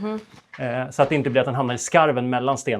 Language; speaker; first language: Swedish; native; Swedish